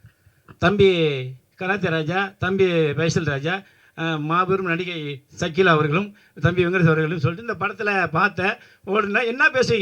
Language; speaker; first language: Tamil; native; Tamil